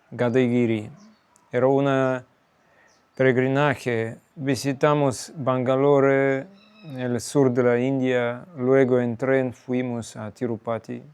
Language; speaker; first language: Spanish; non-native, fluent; Russian